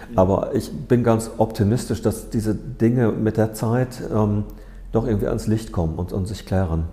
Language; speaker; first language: German; native; German